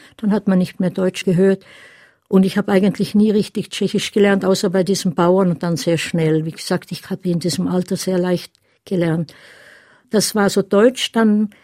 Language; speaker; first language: German; native; German